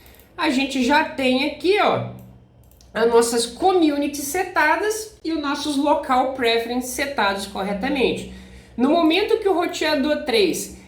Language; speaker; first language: Portuguese; native; Portuguese